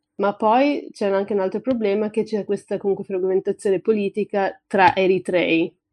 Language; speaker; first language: Italian; early bilingual, other home language; Tigrinya